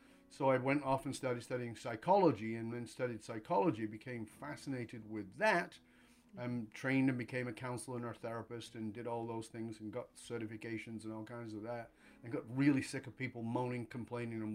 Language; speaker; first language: English; native; English